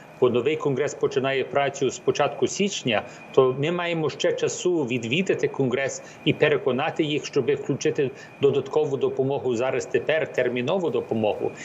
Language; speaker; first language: Ukrainian; early bilingual, heritage; Ukrainian